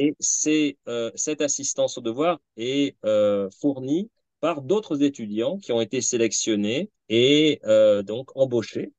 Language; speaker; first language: French; native; French